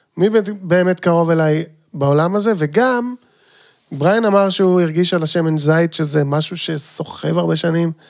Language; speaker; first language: Hebrew; native; Hebrew